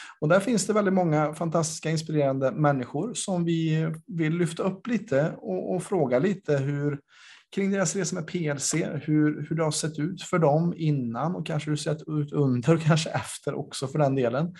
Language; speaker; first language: Swedish; native; Swedish